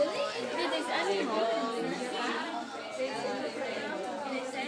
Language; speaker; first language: French; non-native, learner; English